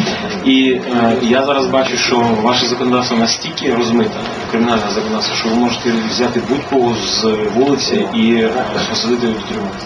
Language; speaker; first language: Ukrainian; native; Ukrainian